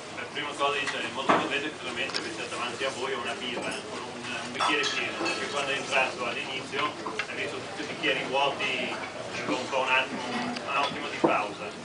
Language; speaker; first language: Italian; early bilingual, heritage; English